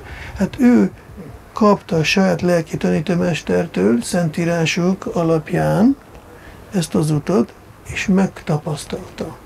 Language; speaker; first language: Hungarian; non-native, fluent; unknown